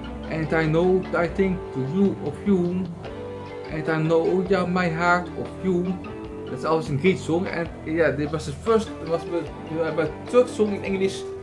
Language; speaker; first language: English; non-native, learner; Dutch